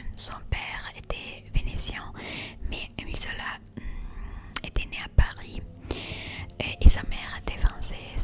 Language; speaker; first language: French; non-native, learner; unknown